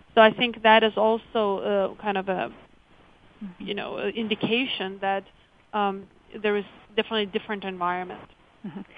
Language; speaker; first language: English; early bilingual, other home language; Lithuanian